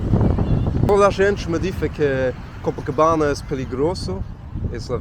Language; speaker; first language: Portuguese; non-native, learner; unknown